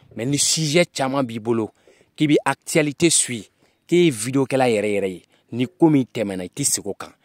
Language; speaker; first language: French; non-native, local second language; Bambara